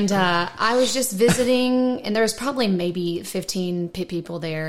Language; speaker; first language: English; native; English